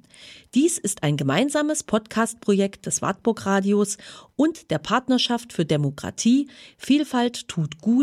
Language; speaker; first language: German; native; German